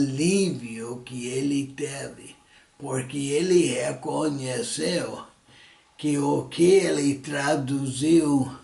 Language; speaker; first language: Portuguese; early bilingual, other home language; English